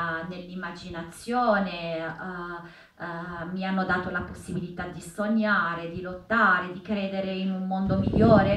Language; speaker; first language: Italian; non-native, fluent; Arabic